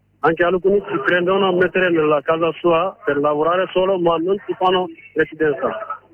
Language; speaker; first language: Italian; non-native, learner; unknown